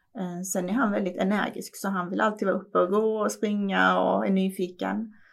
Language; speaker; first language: Swedish; early bilingual, other home language; Persian